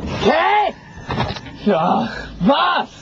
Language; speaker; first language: Spanish; non-native, learner; English